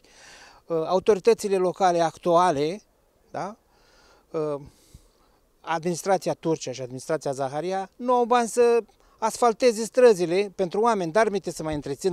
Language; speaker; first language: Romanian; native; Romanian